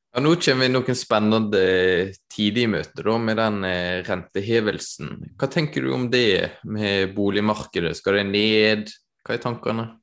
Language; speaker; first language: Norwegian; native; Norwegian